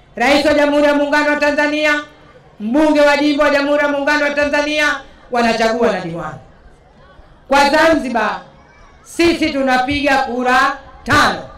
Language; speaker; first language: Swahili; native; Swahili